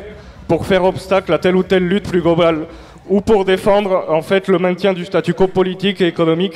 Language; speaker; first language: French; native; French